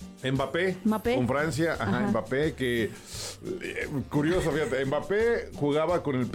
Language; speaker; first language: Spanish; native; Spanish